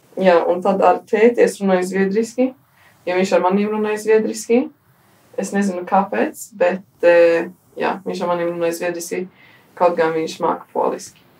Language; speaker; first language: Latvian; early bilingual, heritage; Latvian